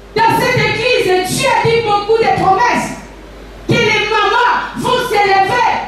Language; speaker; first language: French; non-native, local second language; Lingala